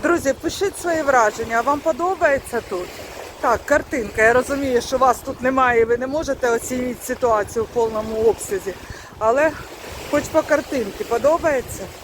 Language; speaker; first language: Ukrainian; non-native, local second language; Russian